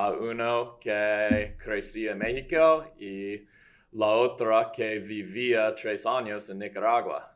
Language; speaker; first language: Spanish; non-native, fluent; English